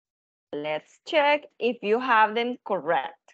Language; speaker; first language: English; non-native, fluent; Spanish